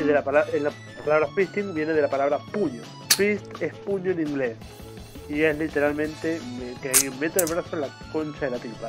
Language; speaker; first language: Spanish; native; Spanish